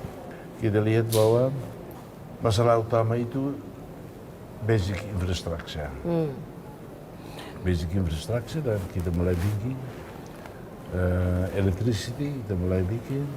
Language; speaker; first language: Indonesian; non-native, fluent; Tetum